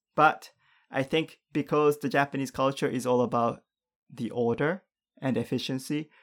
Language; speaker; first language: English; non-native, fluent; Japanese